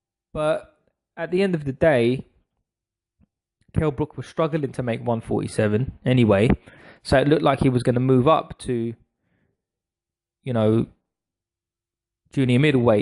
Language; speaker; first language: English; native; English